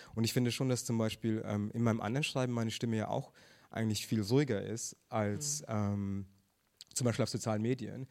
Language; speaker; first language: German; early bilingual, other home language; Tamil